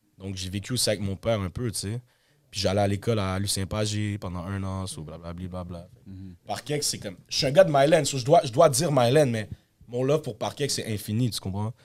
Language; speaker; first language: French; native; French